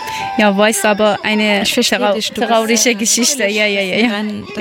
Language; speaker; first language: German; non-native, learner; Persian